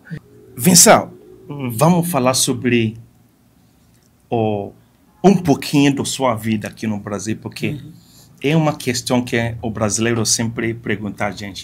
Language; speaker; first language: Portuguese; non-native, fluent; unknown